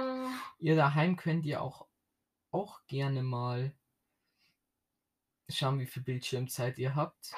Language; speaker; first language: German; native; German